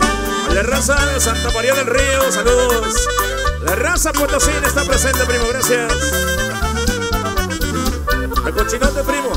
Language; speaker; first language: Spanish; native; Spanish